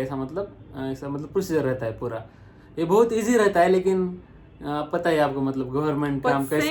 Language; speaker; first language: Hindi; non-native, local second language; Marathi